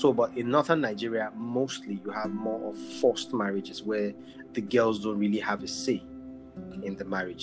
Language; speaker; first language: English; non-native, local second language; Arabic